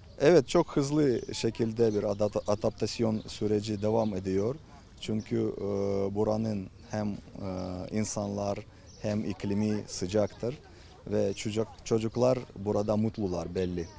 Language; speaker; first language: Turkish; non-native, fluent; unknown